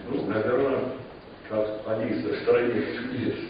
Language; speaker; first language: Russian; non-native, fluent; English